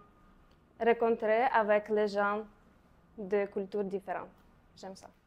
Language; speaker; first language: French; non-native, learner; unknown